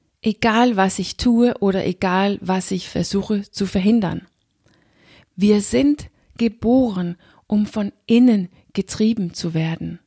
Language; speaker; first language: German; non-native, fluent; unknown